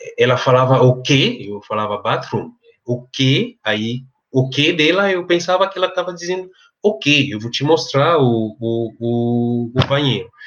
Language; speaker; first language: Portuguese; non-native, fluent; French